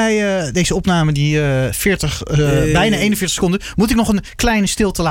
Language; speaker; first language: Dutch; native; Dutch